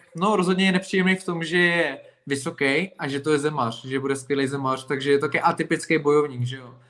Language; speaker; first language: Czech; native; Czech